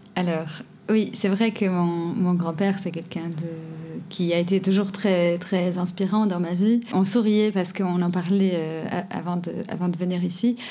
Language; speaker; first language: French; non-native, fluent; Portuguese